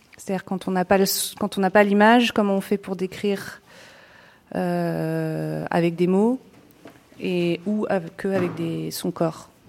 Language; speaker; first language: French; native; French